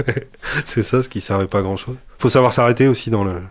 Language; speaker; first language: French; native; French